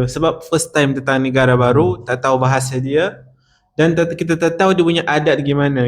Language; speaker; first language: Indonesian; non-native, learner; Arabic